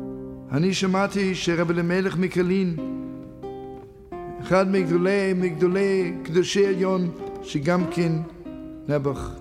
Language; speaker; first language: Hebrew; non-native, fluent; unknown